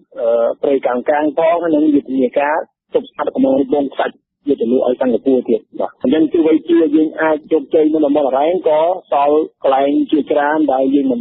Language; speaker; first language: Khmer; non-native, fluent; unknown